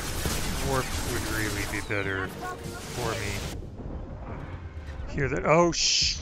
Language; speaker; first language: English; native; English